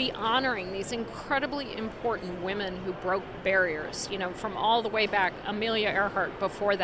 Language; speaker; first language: English; native; English